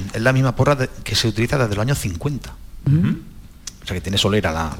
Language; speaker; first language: Spanish; native; Spanish